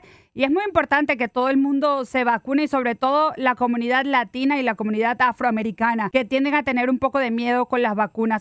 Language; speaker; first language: Spanish; native; Spanish